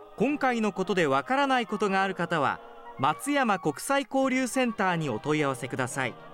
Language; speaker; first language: Japanese; native; Japanese